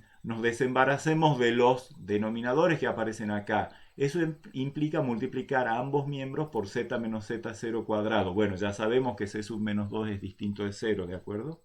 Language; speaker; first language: Spanish; native; Spanish